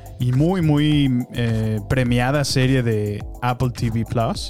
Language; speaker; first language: Spanish; native; Spanish